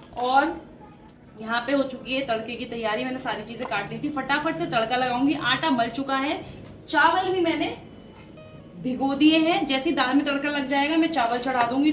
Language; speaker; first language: Hindi; native; Hindi